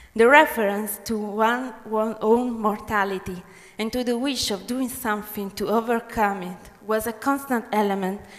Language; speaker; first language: English; non-native, fluent; Italian